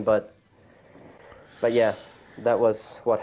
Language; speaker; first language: English; non-native, fluent; Italian